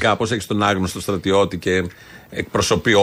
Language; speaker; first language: Greek; native; Greek